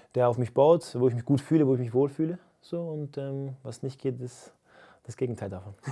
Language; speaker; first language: German; native; German